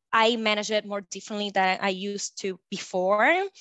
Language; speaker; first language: English; non-native, fluent; Spanish